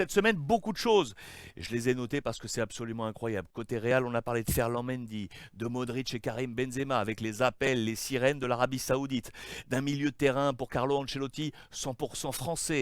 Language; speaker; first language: French; native; French